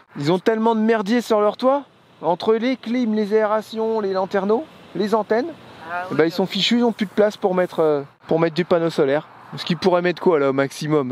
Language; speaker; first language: French; native; French